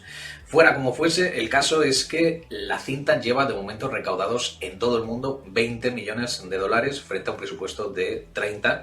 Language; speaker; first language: Spanish; native; Spanish